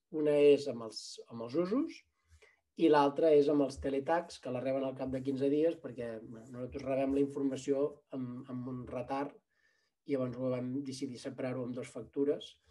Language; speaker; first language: Catalan; native; Catalan